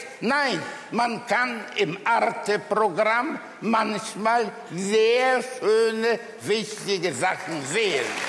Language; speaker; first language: German; early bilingual, other home language; Polish